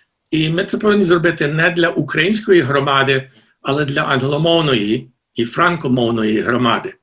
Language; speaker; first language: Ukrainian; early bilingual, heritage; Ukrainian